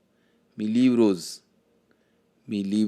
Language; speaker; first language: Spanish; non-native, learner; Hindi